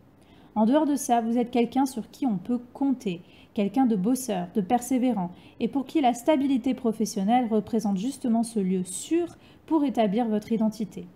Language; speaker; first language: French; native; French